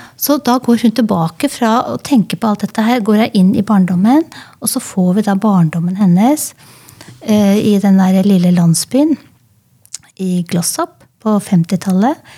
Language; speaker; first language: Norwegian; native; Norwegian